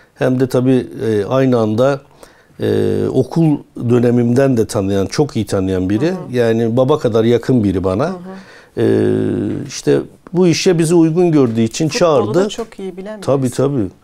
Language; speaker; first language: Turkish; native; Turkish